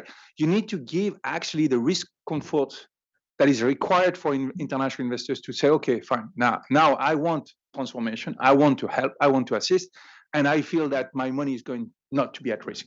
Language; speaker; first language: English; non-native, fluent; French